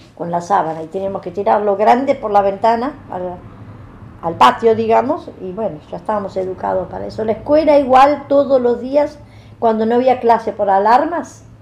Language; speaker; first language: Spanish; early bilingual, other home language; German